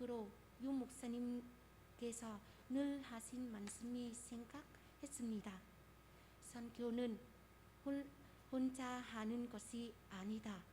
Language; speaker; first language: Korean; non-native, fluent; Vietnamese